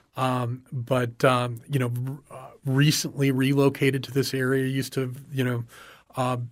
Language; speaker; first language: English; native; English